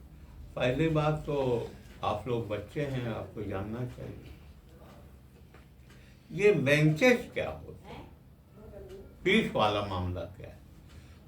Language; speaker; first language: Hindi; native; Hindi